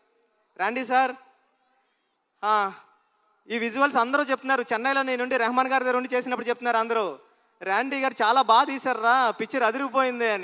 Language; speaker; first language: Telugu; native; Telugu